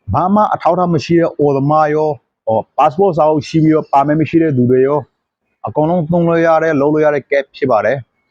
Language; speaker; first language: Burmese; non-native, local second language; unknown